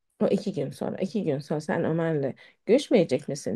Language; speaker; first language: Turkish; non-native, fluent; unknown